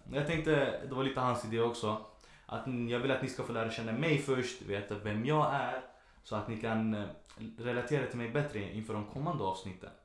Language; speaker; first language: Swedish; early bilingual, other home language; Arabic